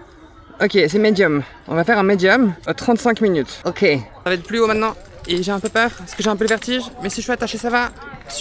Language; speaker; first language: French; native; French